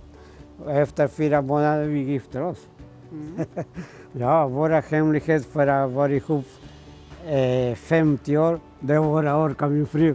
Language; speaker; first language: Swedish; non-native, learner; Spanish